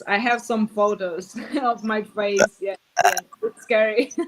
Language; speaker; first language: English; non-native, learner; Portuguese